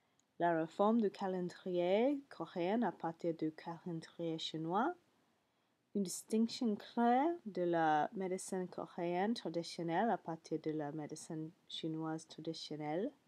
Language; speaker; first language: French; non-native, learner; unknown